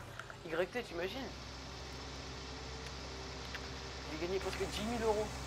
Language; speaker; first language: French; native; French